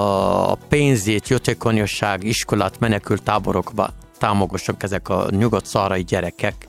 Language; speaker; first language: Hungarian; non-native, learner; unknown